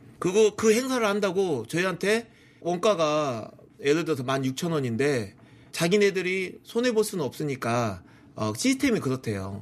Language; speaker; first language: Korean; native; Korean